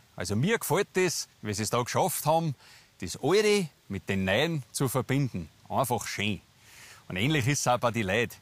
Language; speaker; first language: German; native; German